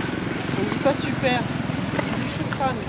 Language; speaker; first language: French; native; French